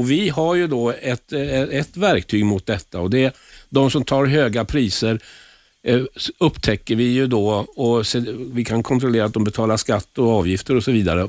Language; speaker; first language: Swedish; native; Swedish